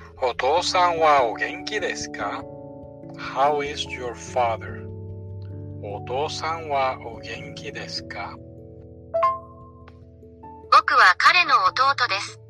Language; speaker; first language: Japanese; non-native, learner; English